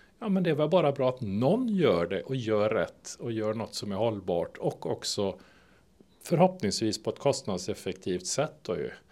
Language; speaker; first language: Swedish; native; Swedish